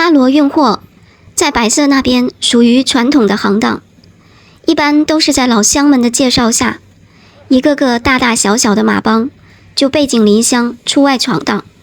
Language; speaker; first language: Chinese; native; Chinese